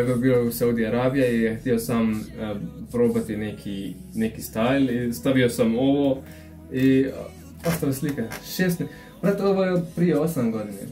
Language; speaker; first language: Bosnian; non-native, fluent; Arabic